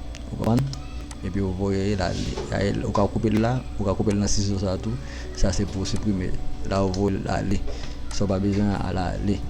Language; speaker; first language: French; non-native, learner; Haitian Creole